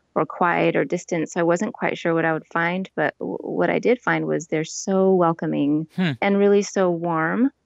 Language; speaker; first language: English; native; English